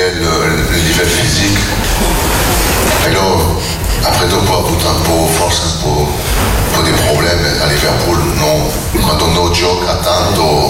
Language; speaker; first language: Italian; non-native, learner; French